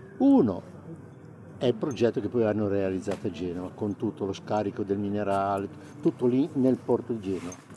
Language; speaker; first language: Italian; native; Italian